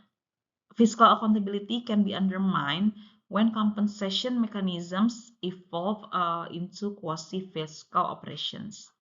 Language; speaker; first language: English; non-native, local second language; Indonesian